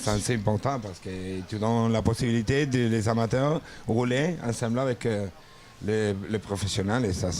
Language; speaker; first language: French; non-native, learner; Spanish